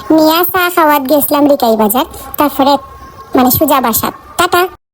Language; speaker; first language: Bangla; non-native, local second language; Sylheti